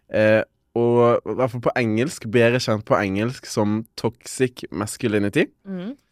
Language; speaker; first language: Norwegian; early bilingual, other home language; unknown